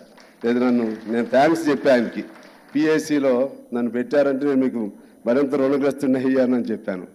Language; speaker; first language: Telugu; native; Telugu